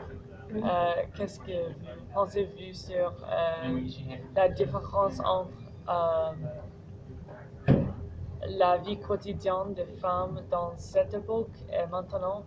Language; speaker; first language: French; non-native, learner; English